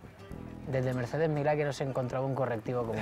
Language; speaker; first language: Spanish; native; Spanish